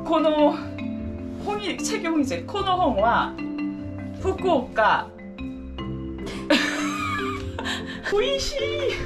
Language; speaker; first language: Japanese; non-native, learner; Korean